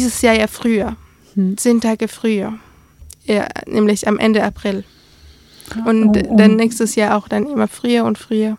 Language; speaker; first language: German; early bilingual, other home language; Arabic